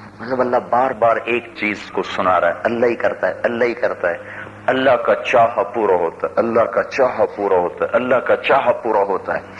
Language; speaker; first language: Urdu; non-native, local second language; Punjabi